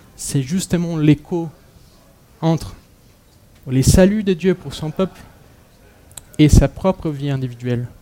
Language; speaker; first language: French; non-native, fluent; Portuguese